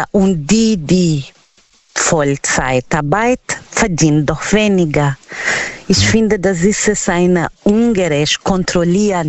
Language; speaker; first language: German; non-native, learner; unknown